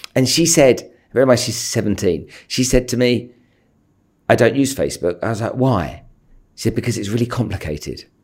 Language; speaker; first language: English; native; English